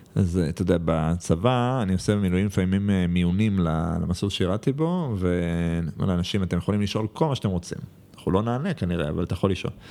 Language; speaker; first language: Hebrew; native; Hebrew